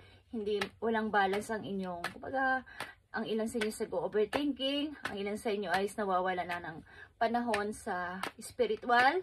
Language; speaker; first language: Filipino; native; Filipino